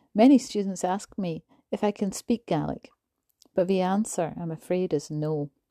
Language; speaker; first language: English; native; English